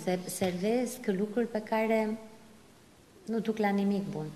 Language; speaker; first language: Romanian; non-native, fluent; Albanian